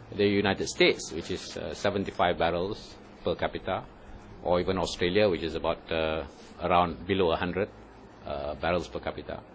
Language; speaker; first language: English; non-native, local second language; Malay